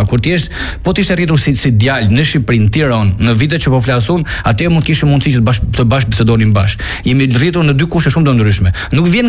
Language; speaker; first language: Albanian; native; Albanian